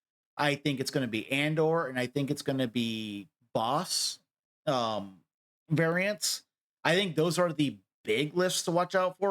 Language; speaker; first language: English; native; English